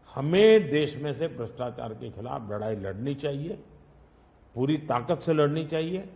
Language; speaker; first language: Hindi; non-native, local second language; Gujarati